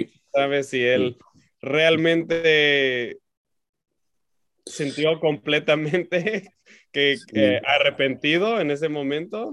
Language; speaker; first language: Spanish; non-native, fluent; English